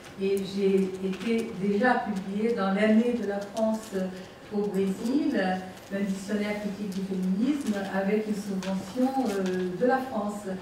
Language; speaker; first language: French; non-native, fluent; Portuguese